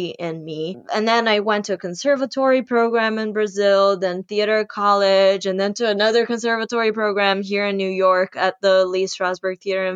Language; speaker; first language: English; non-native, fluent; Portuguese